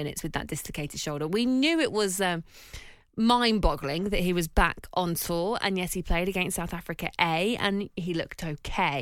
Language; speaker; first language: English; native; English